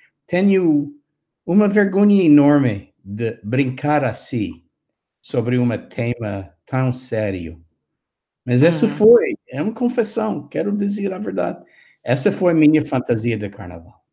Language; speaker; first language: Portuguese; non-native, fluent; English